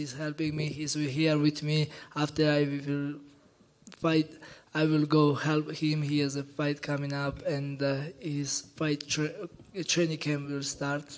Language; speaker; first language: English; non-native, learner; Georgian